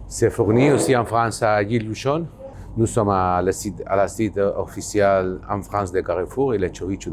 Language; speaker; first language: French; non-native, learner; Basque